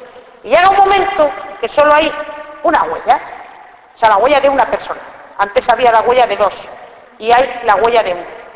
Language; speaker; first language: Spanish; native; Spanish